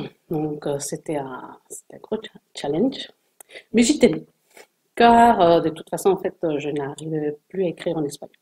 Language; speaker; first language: French; non-native, fluent; Spanish